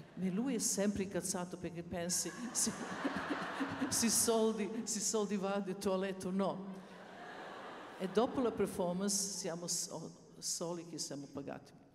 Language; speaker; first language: Italian; non-native, learner; Serbian